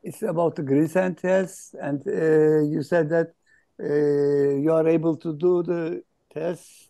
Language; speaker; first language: English; non-native, fluent; Turkish